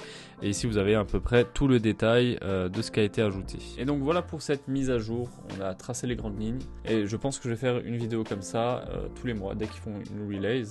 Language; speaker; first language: French; native; French